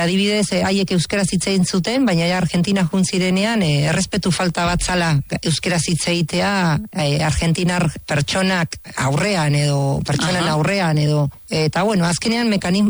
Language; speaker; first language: Basque; non-native, fluent; Spanish